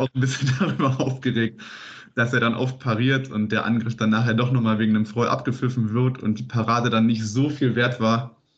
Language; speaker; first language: German; native; German